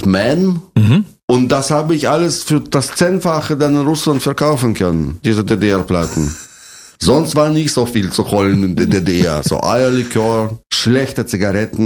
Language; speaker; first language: German; non-native, fluent; Russian